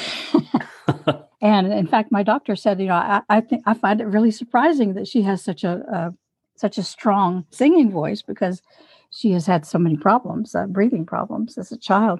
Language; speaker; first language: English; native; English